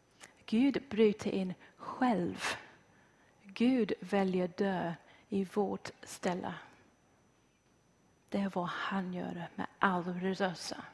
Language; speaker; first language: Swedish; non-native, fluent; English